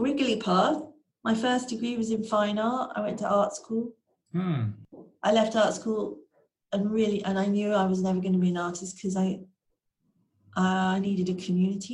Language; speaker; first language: English; native; English